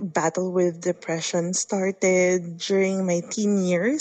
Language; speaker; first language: English; non-native, local second language; Filipino